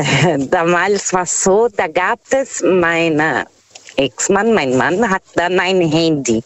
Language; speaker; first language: German; non-native, fluent; Portuguese